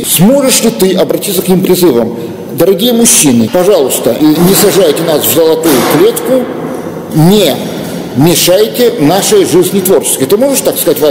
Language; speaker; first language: Russian; native; Russian